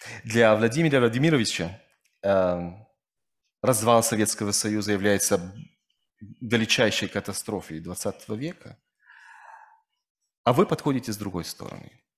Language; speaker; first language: Russian; non-native, fluent; Slovenian